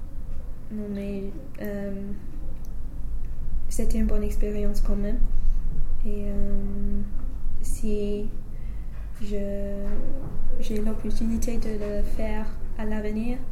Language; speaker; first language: French; non-native, fluent; English